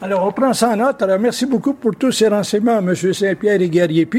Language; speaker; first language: French; native; French